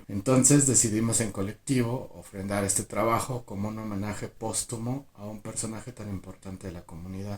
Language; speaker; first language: Spanish; native; Spanish